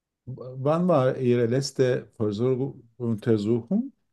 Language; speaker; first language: German; non-native, learner; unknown